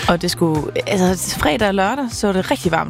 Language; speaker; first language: Danish; native; Danish